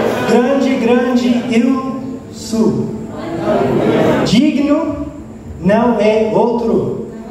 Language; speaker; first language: Portuguese; non-native, learner; English